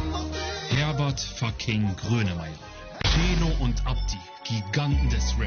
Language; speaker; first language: German; early bilingual, other home language; Kurdish